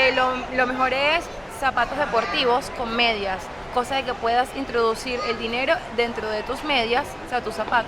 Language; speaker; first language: Spanish; native; Spanish